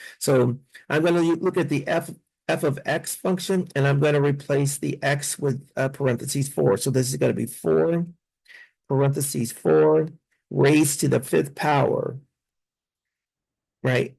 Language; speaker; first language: English; native; English